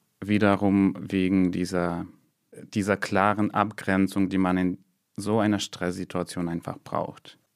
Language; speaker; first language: German; non-native, fluent; Russian